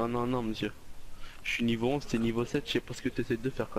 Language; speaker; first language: French; native; French